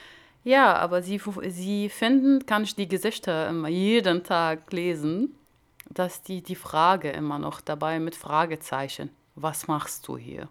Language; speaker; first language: German; non-native, learner; Arabic